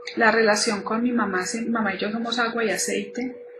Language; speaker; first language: Spanish; native; Spanish